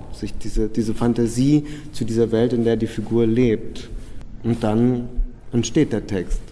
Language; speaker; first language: German; early bilingual, other home language; Czech